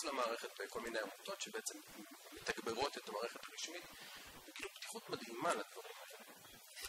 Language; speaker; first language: Hebrew; native; Hebrew